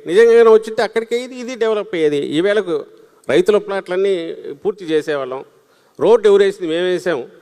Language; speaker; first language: Telugu; native; Telugu